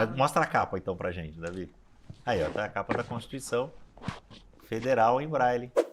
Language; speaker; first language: Portuguese; native; Portuguese